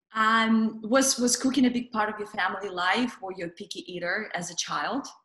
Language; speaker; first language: English; non-native, fluent; Russian